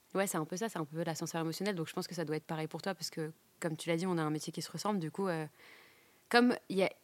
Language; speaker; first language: French; native; French